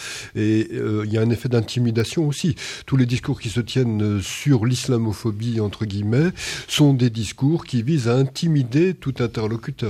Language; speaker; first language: French; native; French